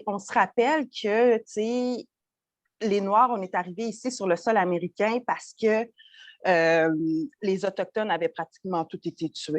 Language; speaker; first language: French; native; French